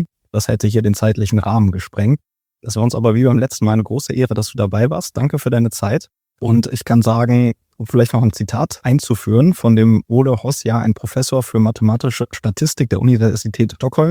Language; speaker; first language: German; native; German